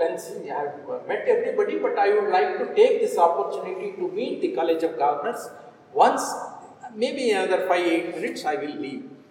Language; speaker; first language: English; non-native, local second language; Kannada